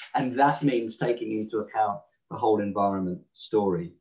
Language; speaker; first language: English; native; English